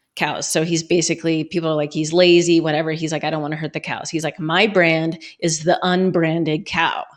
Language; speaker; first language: English; native; English